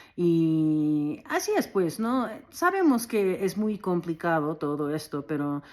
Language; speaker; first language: Spanish; early bilingual, other home language; English